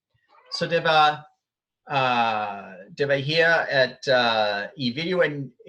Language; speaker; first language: Danish; non-native, fluent; English